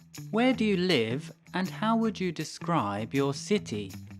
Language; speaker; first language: English; native; English